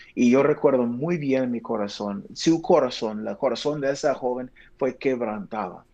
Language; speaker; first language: Spanish; non-native, fluent; English